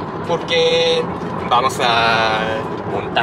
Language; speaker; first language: Spanish; non-native, learner; Japanese